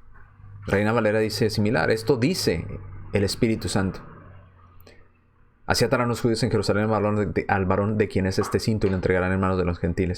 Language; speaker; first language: Spanish; native; Spanish